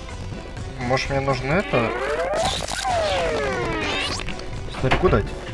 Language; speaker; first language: Russian; native; Russian